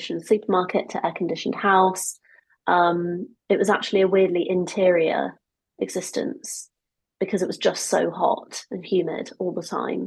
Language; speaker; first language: English; native; English